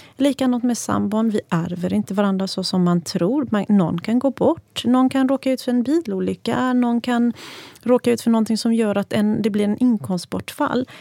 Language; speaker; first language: Swedish; early bilingual, other home language; Persian